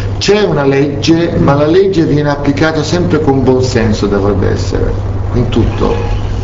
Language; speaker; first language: Italian; non-native, fluent; Turkish